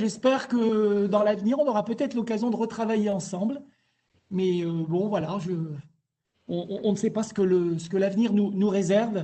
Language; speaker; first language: French; native; French